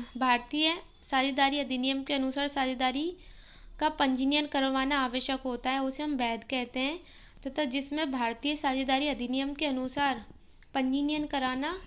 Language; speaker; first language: Hindi; native; Hindi